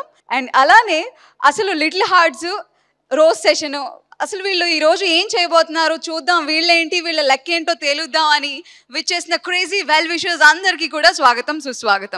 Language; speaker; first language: Telugu; native; Telugu